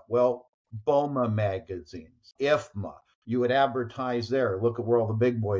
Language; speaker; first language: English; native; English